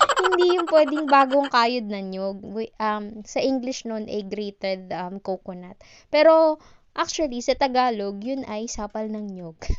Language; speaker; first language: Filipino; native; Filipino